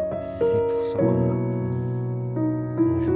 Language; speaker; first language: French; early bilingual, other home language; Korean